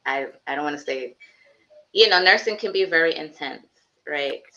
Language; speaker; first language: English; native; English